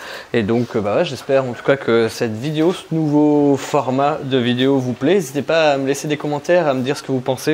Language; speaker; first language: French; native; French